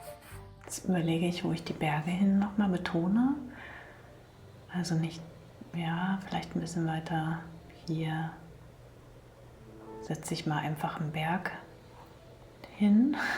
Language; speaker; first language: German; native; German